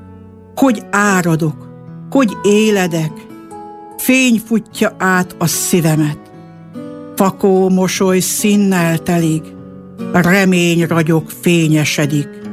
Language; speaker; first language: Hungarian; native; Hungarian